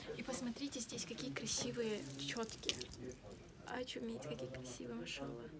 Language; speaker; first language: Russian; non-native, local second language; Tajik